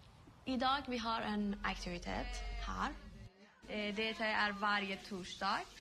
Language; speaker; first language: Swedish; non-native, learner; Persian